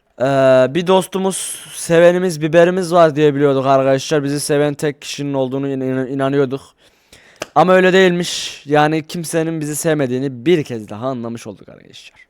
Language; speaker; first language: Turkish; native; Turkish